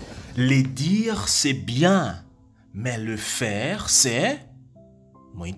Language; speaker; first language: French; non-native, fluent; Portuguese